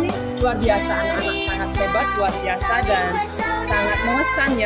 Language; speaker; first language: Indonesian; native; Indonesian